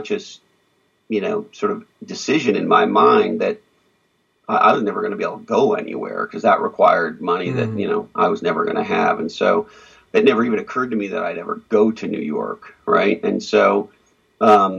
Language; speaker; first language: English; native; English